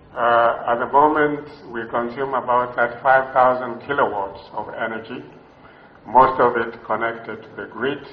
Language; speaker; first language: English; non-native, local second language; Luyia